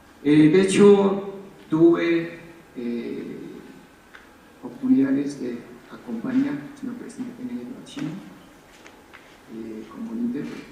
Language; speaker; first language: Spanish; non-native, fluent; Chinese